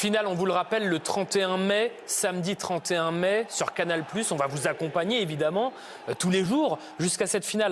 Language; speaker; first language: French; native; French